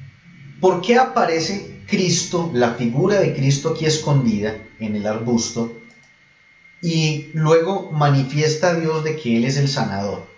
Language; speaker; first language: Spanish; native; Spanish